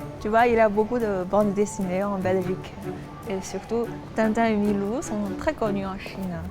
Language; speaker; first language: French; non-native, fluent; Chinese